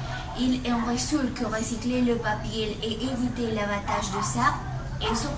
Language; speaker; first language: French; non-native, learner; Spanish